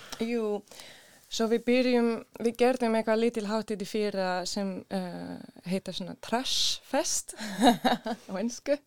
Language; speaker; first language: Icelandic; non-native, learner; Swedish